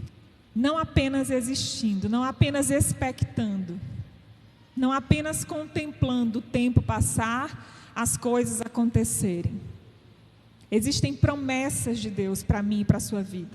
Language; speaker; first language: Portuguese; native; Portuguese